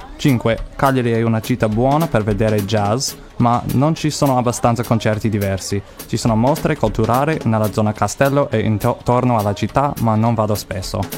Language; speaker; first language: Italian; non-native, learner; English